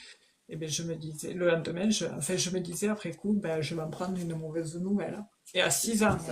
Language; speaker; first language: French; native; French